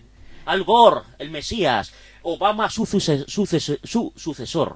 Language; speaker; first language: Spanish; native; Spanish